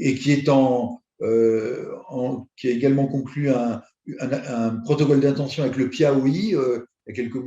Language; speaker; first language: French; native; French